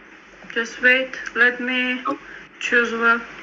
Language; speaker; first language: English; non-native, fluent; Persian